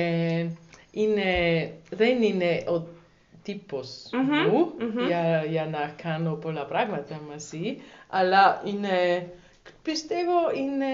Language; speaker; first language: Greek; non-native, learner; German